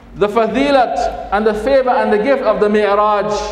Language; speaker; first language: English; native; English